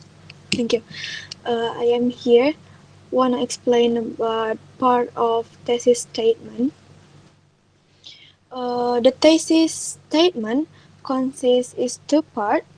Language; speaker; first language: English; non-native, learner; Indonesian